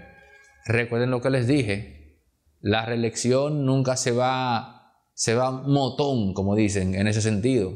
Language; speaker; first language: Spanish; native; Spanish